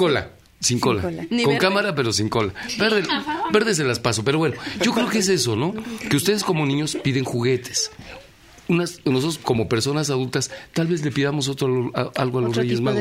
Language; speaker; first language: Spanish; native; Spanish